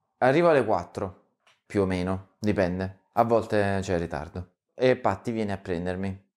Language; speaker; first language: Italian; native; Italian